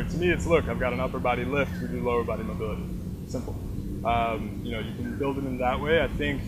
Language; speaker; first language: English; native; English